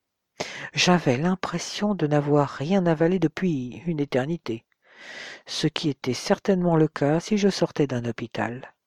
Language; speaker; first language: French; native; French